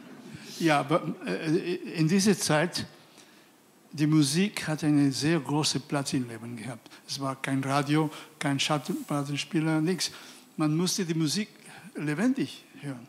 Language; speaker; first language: German; non-native, fluent; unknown